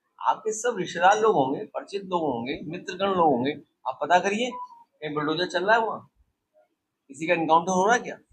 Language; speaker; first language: Hindi; native; Hindi